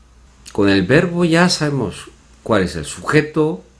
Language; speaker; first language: Spanish; non-native, fluent; Korean